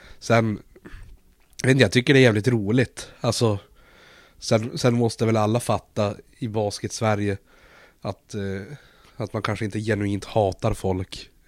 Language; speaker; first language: Swedish; native; Swedish